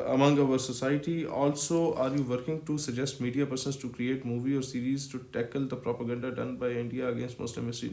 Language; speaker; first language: English; non-native, local second language; Urdu